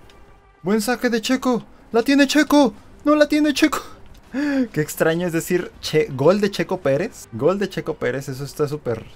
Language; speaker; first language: Spanish; native; Spanish